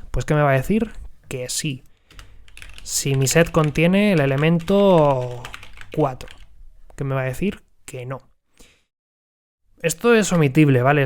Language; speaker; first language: Spanish; native; Spanish